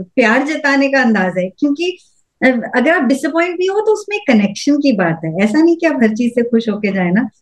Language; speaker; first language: Hindi; native; Hindi